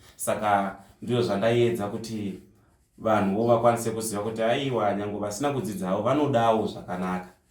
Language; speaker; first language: Shona; non-native, local second language; Tsonga